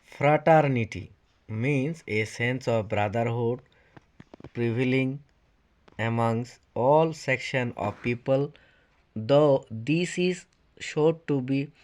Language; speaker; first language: English; non-native, local second language; Bangla